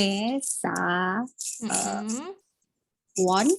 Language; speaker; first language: Korean; non-native, learner; Indonesian